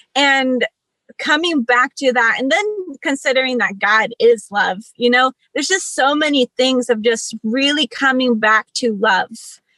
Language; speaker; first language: English; early bilingual, other home language; Spanish